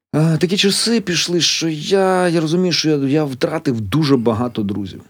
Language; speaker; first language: Ukrainian; native; Ukrainian